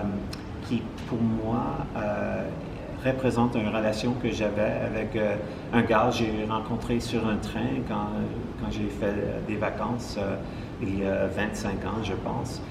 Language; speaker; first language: French; non-native, local second language; English